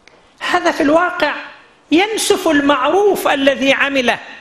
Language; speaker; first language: Arabic; native; Arabic